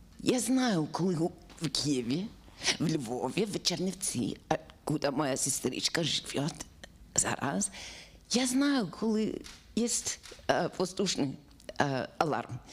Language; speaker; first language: Ukrainian; non-native, learner; English